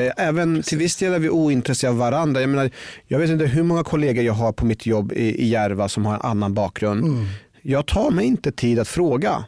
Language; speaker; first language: Swedish; early bilingual, other home language; Persian